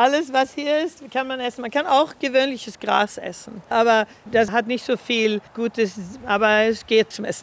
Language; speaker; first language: German; early bilingual, heritage; German